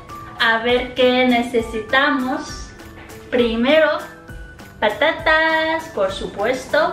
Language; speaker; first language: Spanish; non-native, fluent; Chinese